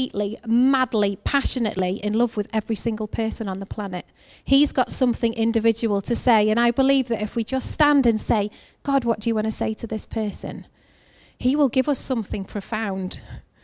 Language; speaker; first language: English; native; English